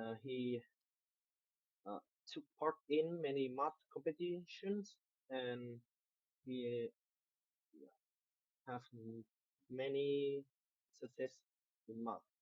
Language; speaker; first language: English; non-native, learner; Vietnamese